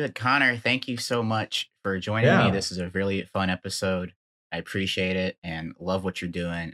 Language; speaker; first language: English; native; English